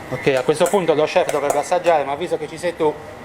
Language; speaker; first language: Italian; native; Italian